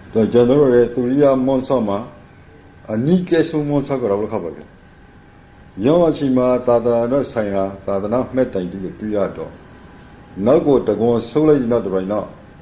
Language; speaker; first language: Burmese; native; Burmese